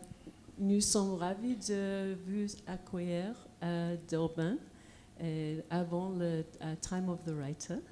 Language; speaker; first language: French; non-native, fluent; English